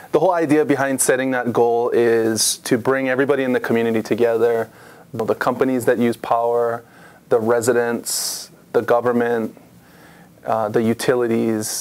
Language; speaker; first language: English; native; English